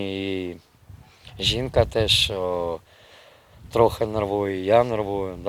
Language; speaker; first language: Ukrainian; non-native, local second language; Russian